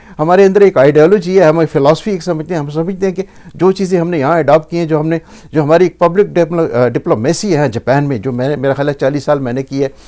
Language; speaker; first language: Urdu; native; Urdu